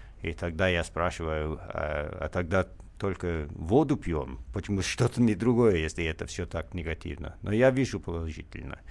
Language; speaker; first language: Russian; non-native, fluent; English